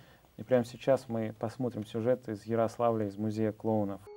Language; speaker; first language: Russian; native; Russian